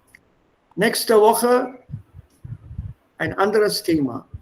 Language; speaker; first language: German; non-native, fluent; Hindi